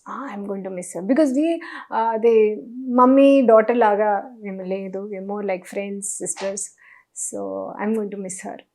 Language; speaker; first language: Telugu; non-native, local second language; Hindi